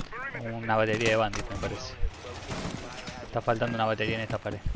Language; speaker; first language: Spanish; native; Spanish